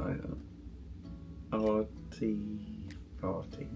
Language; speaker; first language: English; native; English